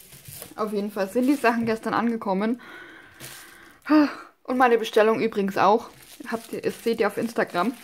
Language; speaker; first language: German; non-native, fluent; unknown